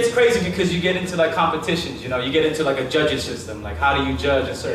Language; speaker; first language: English; native; English